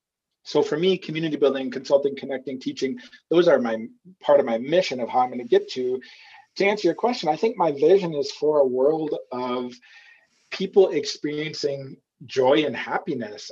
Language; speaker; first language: English; native; English